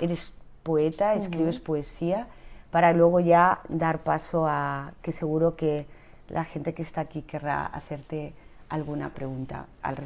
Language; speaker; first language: Spanish; native; Spanish